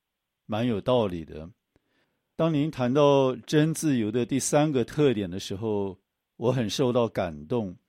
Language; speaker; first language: Chinese; native; Chinese